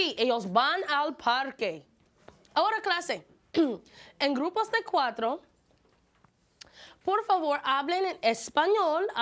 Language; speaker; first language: Spanish; non-native, fluent; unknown